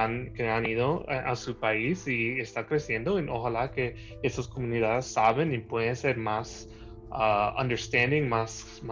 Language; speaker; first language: Spanish; early bilingual, heritage; Spanish